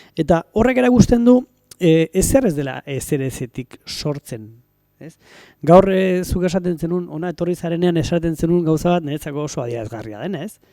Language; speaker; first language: Basque; native; Basque